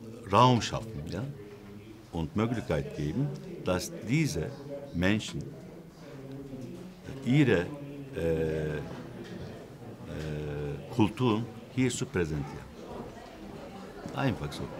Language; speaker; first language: German; non-native, fluent; Turkish